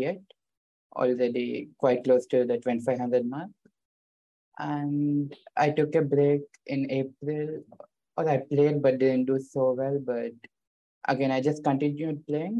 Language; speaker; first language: English; non-native, local second language; Telugu